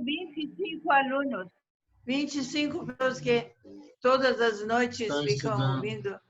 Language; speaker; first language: Portuguese; non-native, fluent; Persian